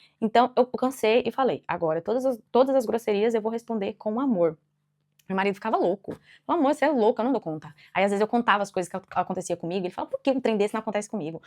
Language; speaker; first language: Portuguese; native; Portuguese